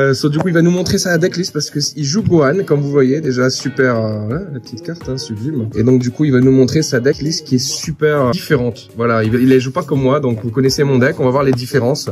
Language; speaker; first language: French; native; French